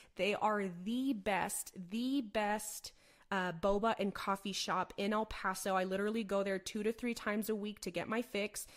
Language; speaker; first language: English; native; English